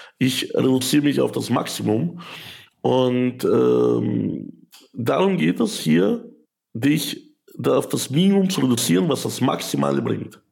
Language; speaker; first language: German; early bilingual, other home language; Russian